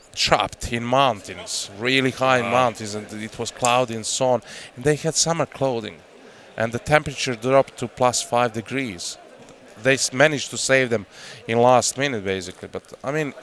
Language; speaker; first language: English; non-native, fluent; Croatian